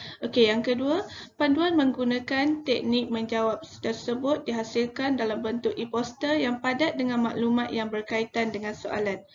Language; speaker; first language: Malay; native; Malay